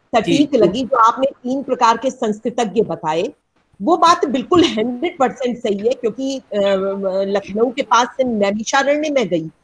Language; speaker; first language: Hindi; native; Hindi